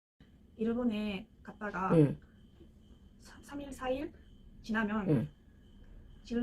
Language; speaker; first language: Korean; non-native, learner; Japanese